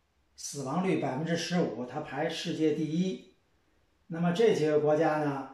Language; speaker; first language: Chinese; native; Chinese